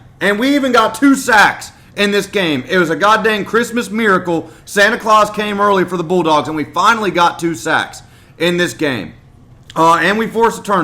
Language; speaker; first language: English; native; English